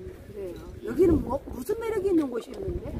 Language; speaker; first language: Korean; native; Korean